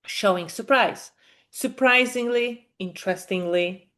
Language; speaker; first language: English; non-native, fluent; Polish